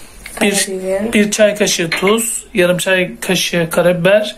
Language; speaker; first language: Turkish; native; Turkish